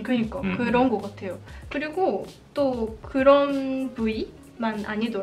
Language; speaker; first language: Korean; non-native, fluent; Japanese